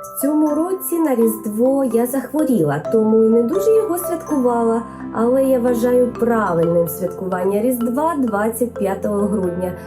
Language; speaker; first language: Ukrainian; non-native, local second language; Russian